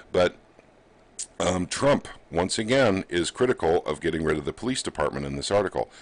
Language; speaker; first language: English; native; English